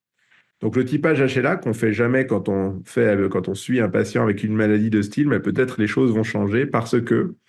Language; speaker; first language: French; native; French